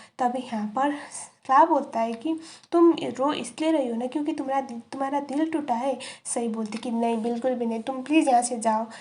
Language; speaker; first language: Hindi; native; Hindi